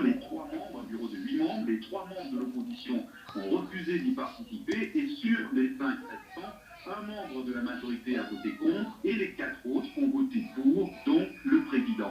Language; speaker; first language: French; native; French